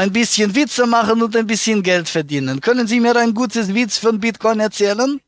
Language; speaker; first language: German; native; German